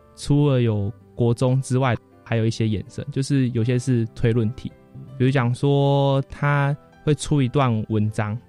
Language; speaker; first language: Chinese; native; Chinese